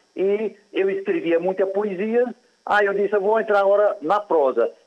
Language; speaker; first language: Portuguese; native; Portuguese